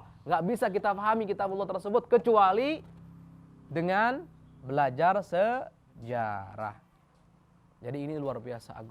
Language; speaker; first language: Indonesian; native; Indonesian